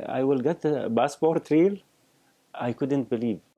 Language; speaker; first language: English; non-native, learner; Arabic